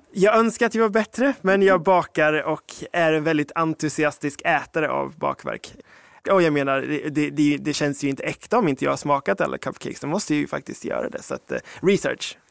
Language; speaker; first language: Swedish; early bilingual, other home language; English